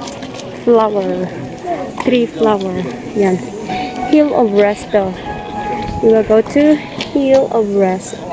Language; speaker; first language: English; non-native, local second language; Filipino